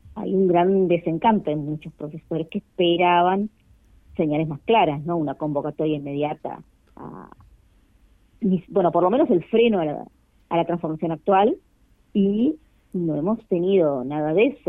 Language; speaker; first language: Spanish; native; Spanish